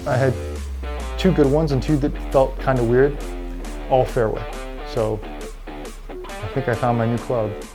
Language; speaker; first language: English; native; English